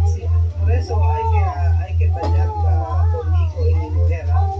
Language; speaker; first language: Spanish; non-native, learner; Filipino